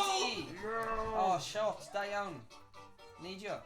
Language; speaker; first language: Welsh; native; Welsh